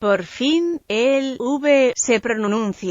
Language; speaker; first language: Spanish; non-native, fluent; French